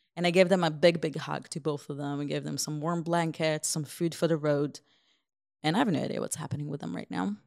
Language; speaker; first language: English; non-native, fluent; Hebrew